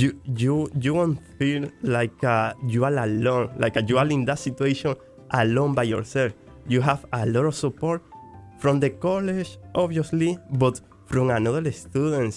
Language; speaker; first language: English; non-native, fluent; Spanish